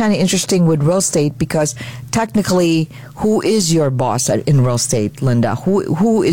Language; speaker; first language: English; non-native, local second language; Filipino